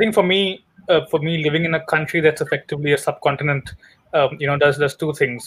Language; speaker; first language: English; non-native, local second language; Hindi